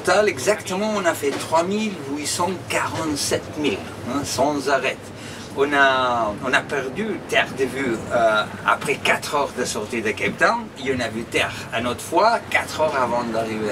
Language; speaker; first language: French; non-native, fluent; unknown